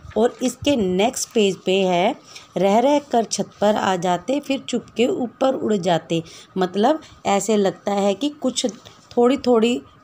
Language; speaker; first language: Hindi; native; Hindi